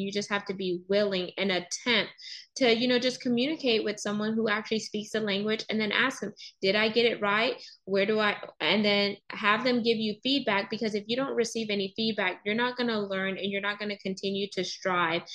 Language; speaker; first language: English; native; English